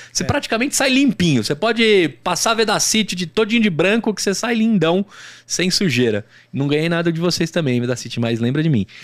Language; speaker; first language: Portuguese; native; Portuguese